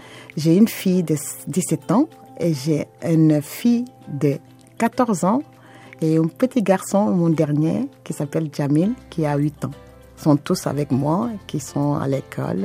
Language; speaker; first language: French; non-native, local second language; Wolof